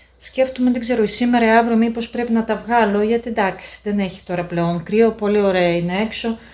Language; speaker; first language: Greek; non-native, fluent; Russian